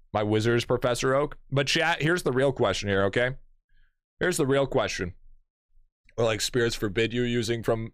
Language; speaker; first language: English; native; English